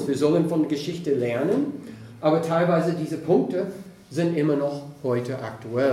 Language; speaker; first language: German; non-native, fluent; English